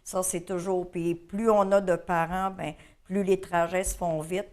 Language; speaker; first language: French; native; French